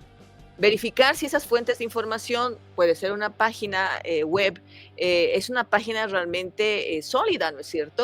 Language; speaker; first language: Spanish; native; Spanish